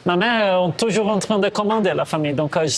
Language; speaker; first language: French; non-native, fluent; Portuguese